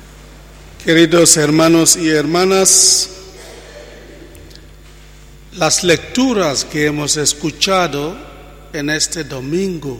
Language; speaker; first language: Spanish; non-native, fluent; Italian